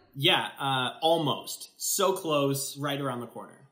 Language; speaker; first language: English; native; English